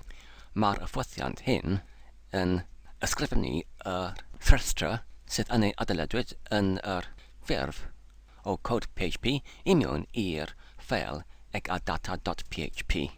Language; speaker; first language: Welsh; non-native, learner; English